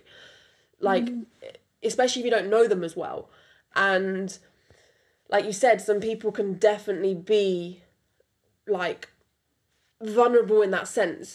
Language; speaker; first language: English; non-native, local second language; French